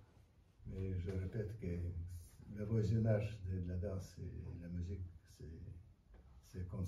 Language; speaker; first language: French; non-native, fluent; Russian